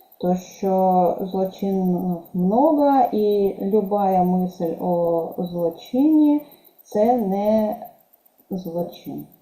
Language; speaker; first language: Ukrainian; non-native, learner; Russian